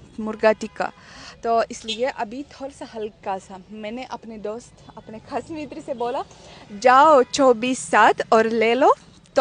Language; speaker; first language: Hindi; non-native, fluent; Russian